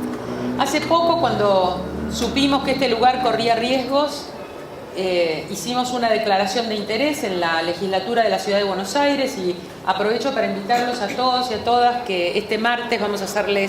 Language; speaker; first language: Spanish; native; Spanish